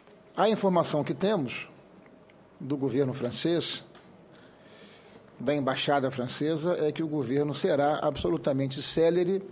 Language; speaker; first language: Portuguese; native; Portuguese